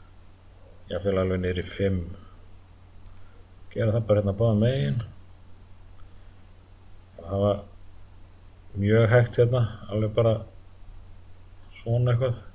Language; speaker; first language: Icelandic; native; Icelandic